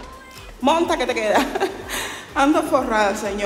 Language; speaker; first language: Spanish; native; Spanish